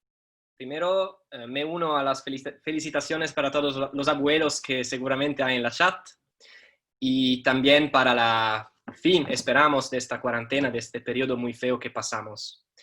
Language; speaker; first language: Spanish; non-native, fluent; Italian